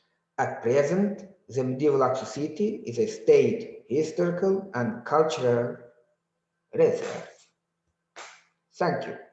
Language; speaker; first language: English; non-native, learner; Azerbaijani